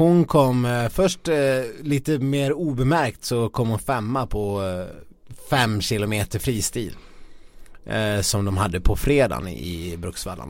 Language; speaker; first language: Swedish; native; Swedish